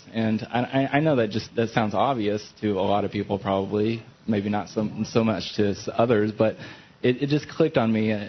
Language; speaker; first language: English; native; English